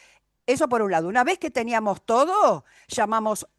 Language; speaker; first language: Spanish; native; Spanish